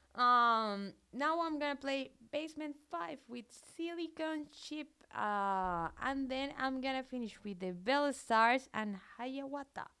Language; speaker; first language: English; non-native, fluent; Spanish